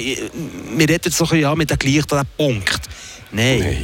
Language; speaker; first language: German; native; German